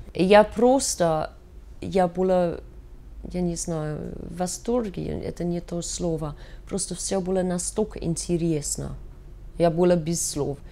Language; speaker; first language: Russian; non-native, fluent; English